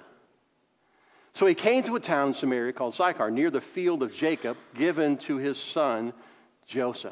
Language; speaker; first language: English; native; English